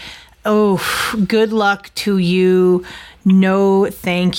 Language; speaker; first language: English; native; English